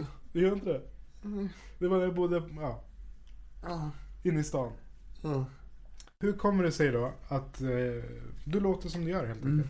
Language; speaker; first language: Swedish; native; Swedish